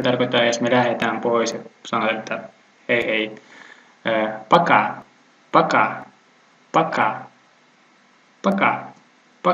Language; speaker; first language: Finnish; non-native, fluent; Russian